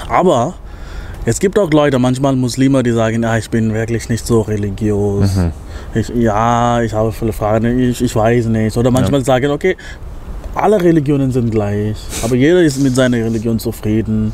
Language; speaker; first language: German; non-native, fluent; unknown